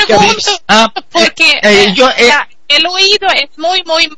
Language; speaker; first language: Spanish; non-native, learner; Swedish